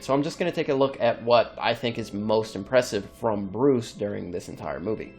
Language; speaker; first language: English; native; English